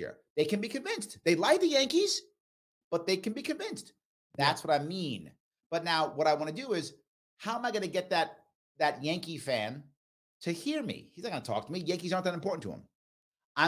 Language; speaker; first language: English; native; English